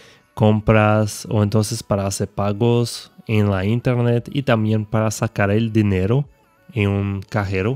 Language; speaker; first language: Spanish; non-native, fluent; Portuguese